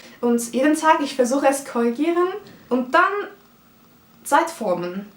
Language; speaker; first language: German; non-native, fluent; Turkish